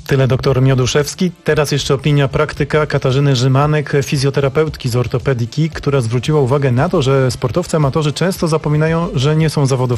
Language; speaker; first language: Polish; native; Polish